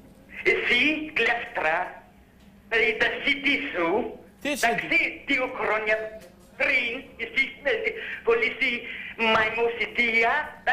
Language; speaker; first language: Greek; non-native, learner; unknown